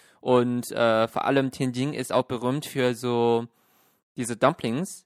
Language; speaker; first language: German; non-native, fluent; Chinese